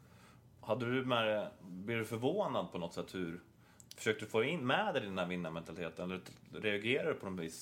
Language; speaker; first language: Swedish; native; Swedish